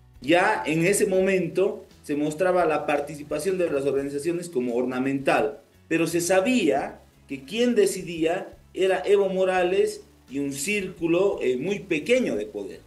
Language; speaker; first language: Spanish; native; Spanish